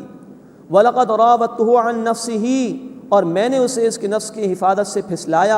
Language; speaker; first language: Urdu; native; Urdu